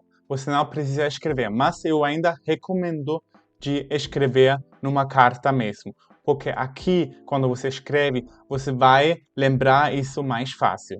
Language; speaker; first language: Portuguese; non-native, fluent; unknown